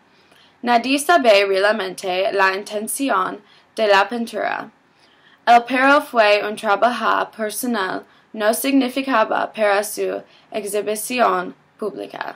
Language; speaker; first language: Spanish; non-native, learner; English